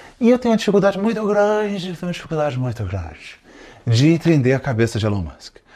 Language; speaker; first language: Portuguese; native; Portuguese